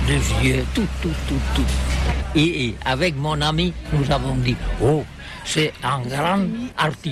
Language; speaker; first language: French; non-native, learner; Spanish